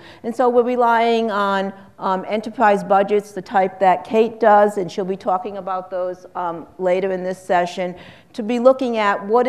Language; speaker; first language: English; native; English